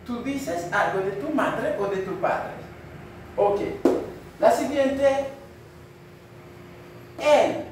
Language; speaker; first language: Spanish; non-native, fluent; Haitian Creole